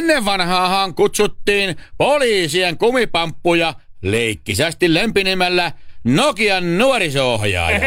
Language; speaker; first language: Finnish; native; Finnish